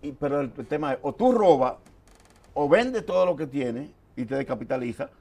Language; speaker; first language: Spanish; native; Spanish